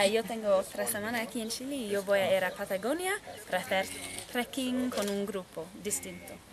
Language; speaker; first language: Spanish; non-native, fluent; English